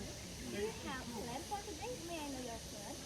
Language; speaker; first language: English; non-native, learner; Indonesian